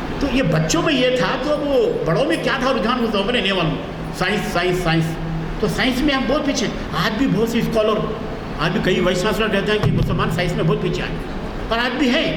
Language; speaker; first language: Urdu; native; Urdu